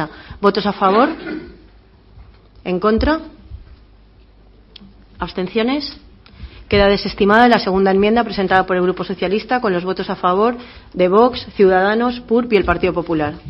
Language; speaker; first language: Spanish; native; Spanish